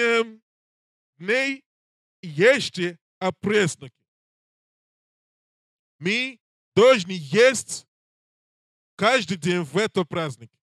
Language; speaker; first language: Russian; non-native, learner; English